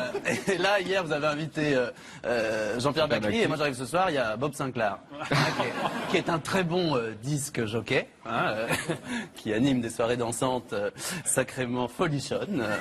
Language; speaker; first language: French; native; French